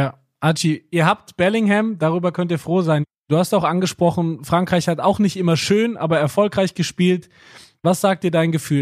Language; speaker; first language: German; native; German